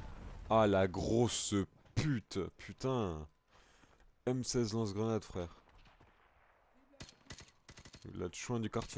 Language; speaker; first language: French; native; French